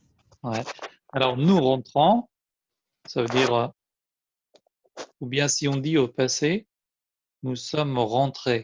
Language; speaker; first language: French; non-native, fluent; Albanian